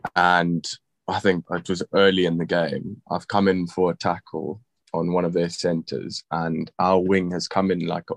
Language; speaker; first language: English; native; English